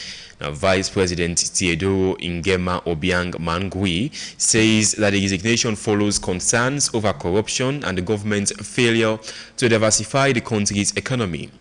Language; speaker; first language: English; non-native, local second language; Krio